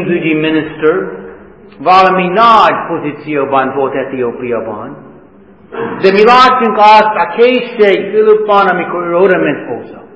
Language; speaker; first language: Hungarian; non-native, fluent; English